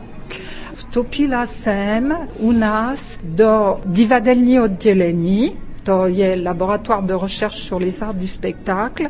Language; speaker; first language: Czech; non-native, fluent; French